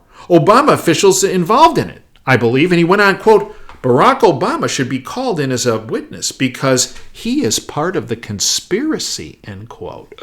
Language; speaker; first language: English; native; English